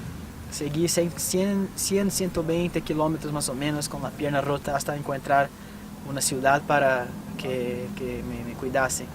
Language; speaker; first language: Spanish; non-native, fluent; Portuguese